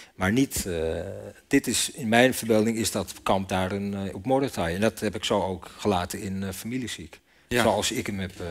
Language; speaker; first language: Dutch; native; Dutch